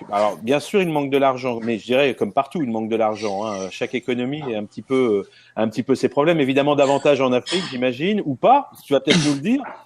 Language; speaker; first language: French; native; French